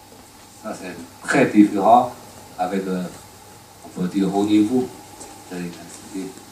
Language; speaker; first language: French; non-native, learner; Chinese